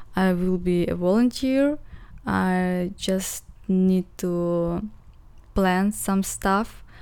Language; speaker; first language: English; non-native, learner; Ukrainian